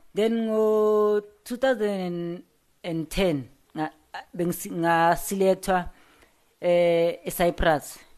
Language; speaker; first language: Zulu; non-native, local second language; South Ndebele